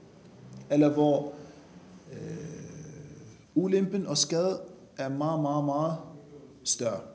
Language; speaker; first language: Danish; non-native, fluent; Arabic